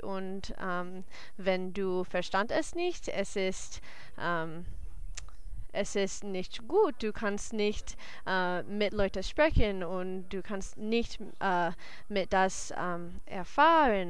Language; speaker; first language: German; non-native, learner; English